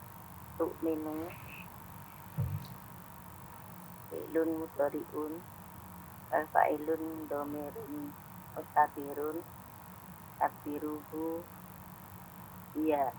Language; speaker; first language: Arabic; non-native, learner; Indonesian